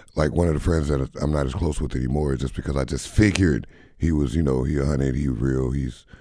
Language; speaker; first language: English; native; English